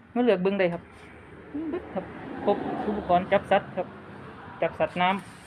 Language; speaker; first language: Thai; native; Thai